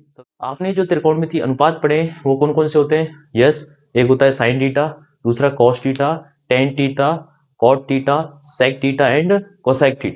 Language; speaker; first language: Hindi; native; Hindi